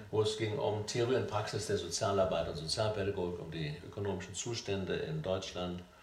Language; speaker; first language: German; native; German